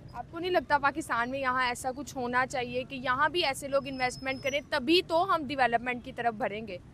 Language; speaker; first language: Urdu; native; Urdu